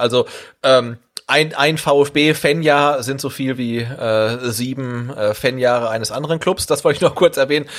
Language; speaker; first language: German; native; German